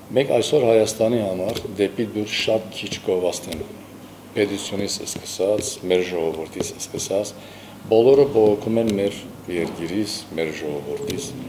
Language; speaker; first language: Armenian; early bilingual, heritage; Armenian